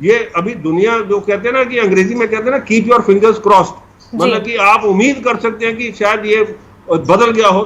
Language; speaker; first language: Hindi; native; Hindi